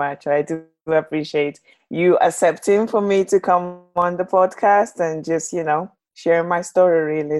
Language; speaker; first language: English; non-native, local second language; Yoruba